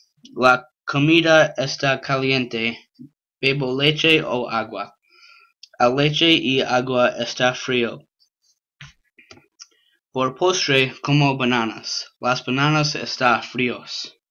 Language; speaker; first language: Spanish; non-native, learner; English